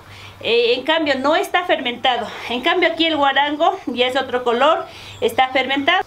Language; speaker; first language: Spanish; native; Spanish